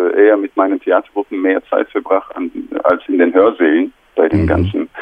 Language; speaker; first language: German; non-native, fluent; Turkish